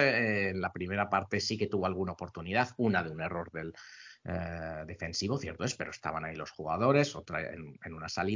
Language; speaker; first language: Spanish; native; Spanish